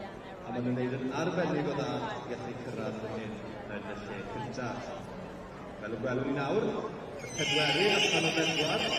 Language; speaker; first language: Welsh; native; Welsh